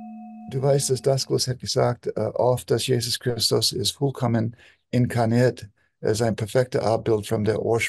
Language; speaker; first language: German; non-native, fluent; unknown